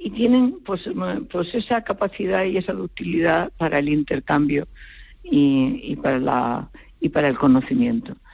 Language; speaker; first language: Spanish; native; Spanish